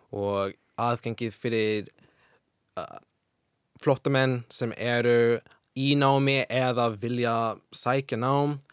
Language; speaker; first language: Icelandic; non-native, fluent; English